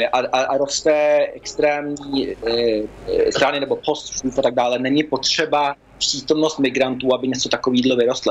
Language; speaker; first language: Czech; early bilingual, heritage; Czech